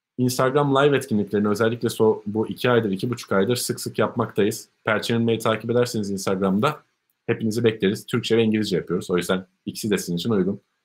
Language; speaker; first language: Turkish; native; Turkish